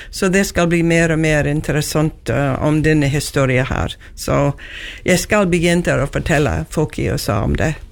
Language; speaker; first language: Norwegian; non-native, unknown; English